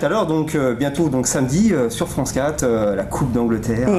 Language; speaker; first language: French; native; French